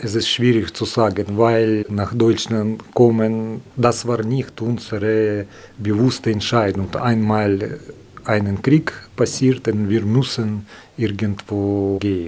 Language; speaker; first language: German; non-native, learner; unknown